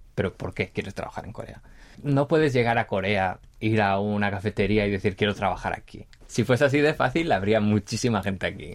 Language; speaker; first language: Spanish; native; Spanish